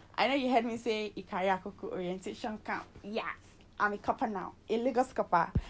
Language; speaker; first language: English; native; English